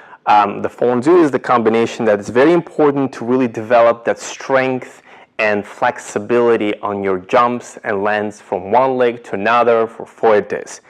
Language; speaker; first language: English; non-native, fluent; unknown